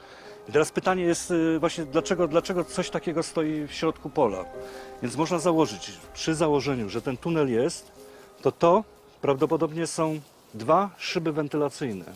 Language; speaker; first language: Polish; native; Polish